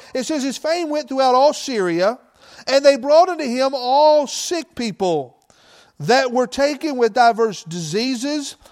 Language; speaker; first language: English; native; English